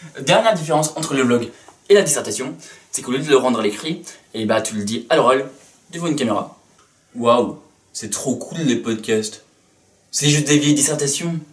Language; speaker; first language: French; native; French